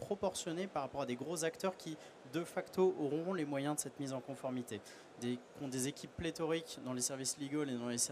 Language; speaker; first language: French; native; French